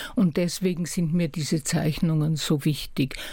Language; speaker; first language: German; native; German